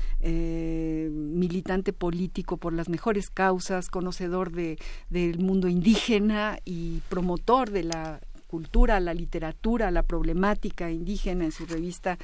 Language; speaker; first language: Spanish; native; Spanish